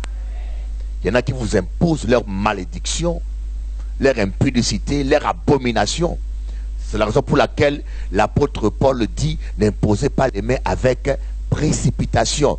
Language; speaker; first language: French; non-native, local second language; Lingala